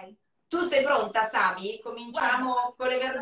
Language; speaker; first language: Italian; native; Italian